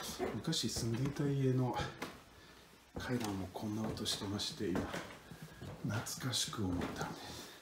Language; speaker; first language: Japanese; non-native, fluent; French